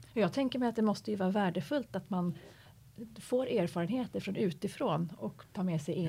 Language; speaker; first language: Swedish; native; Swedish